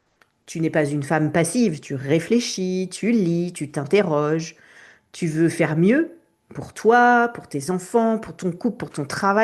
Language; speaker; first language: French; native; French